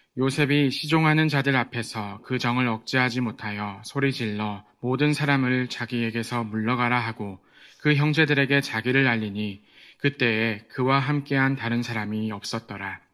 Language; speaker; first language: Korean; native; Korean